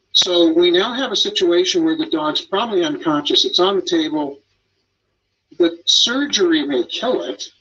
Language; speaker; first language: English; native; English